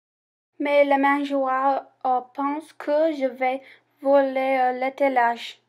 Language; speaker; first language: French; non-native, learner; English